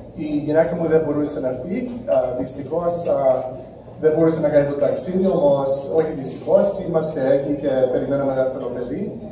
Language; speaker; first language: Greek; early bilingual, heritage; Greek